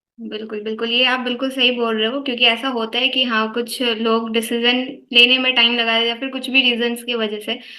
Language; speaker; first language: Hindi; native; Hindi